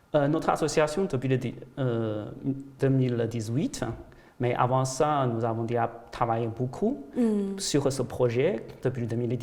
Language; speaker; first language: French; non-native, fluent; Chinese